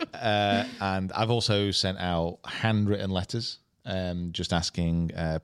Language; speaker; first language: English; native; English